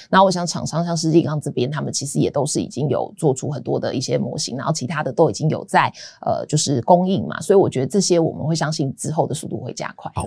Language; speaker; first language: Chinese; native; Chinese